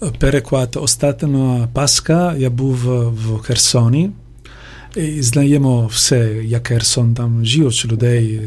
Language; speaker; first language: Ukrainian; non-native, learner; Italian